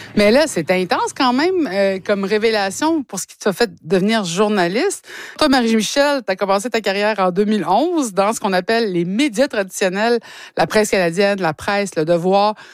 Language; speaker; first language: French; native; French